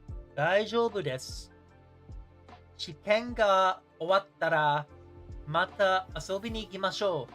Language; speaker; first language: Japanese; non-native, learner; English